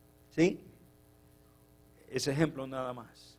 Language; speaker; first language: Spanish; non-native, learner; English